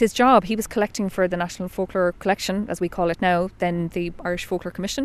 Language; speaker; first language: English; native; English